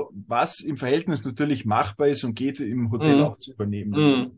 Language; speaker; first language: German; native; German